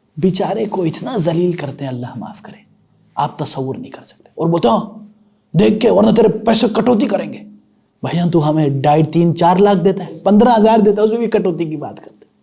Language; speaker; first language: Urdu; non-native, local second language; Punjabi